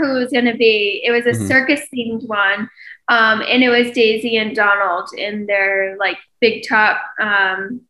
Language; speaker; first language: English; native; English